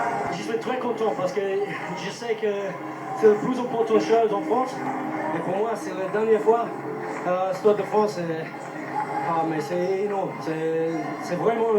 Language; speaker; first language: French; non-native, learner; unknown